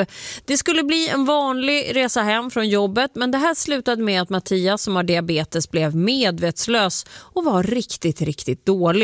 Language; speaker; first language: Swedish; native; Swedish